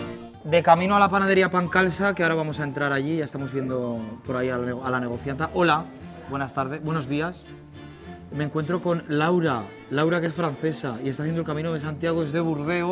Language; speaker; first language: Spanish; native; Spanish